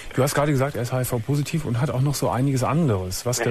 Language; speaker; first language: German; native; German